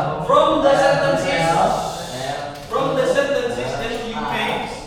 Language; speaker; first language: English; non-native, learner; Indonesian